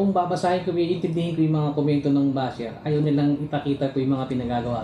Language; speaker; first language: Filipino; native; Filipino